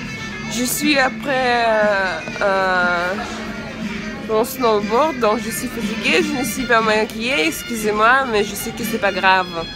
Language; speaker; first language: French; non-native, fluent; Russian